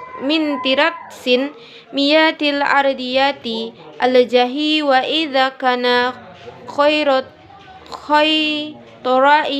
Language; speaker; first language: Arabic; non-native, learner; Indonesian